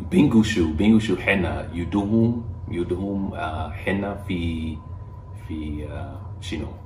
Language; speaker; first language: Arabic; non-native, learner; English